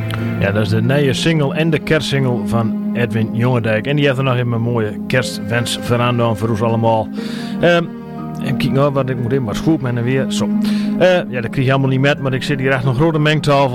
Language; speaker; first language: Dutch; native; Dutch